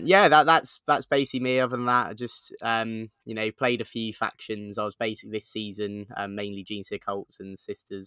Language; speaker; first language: English; native; English